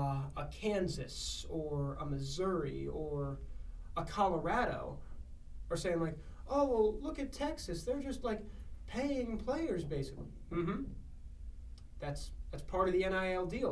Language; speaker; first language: English; native; English